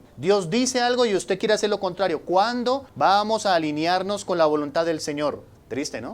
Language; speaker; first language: Spanish; native; Spanish